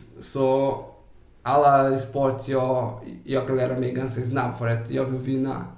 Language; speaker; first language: Swedish; non-native, fluent; Portuguese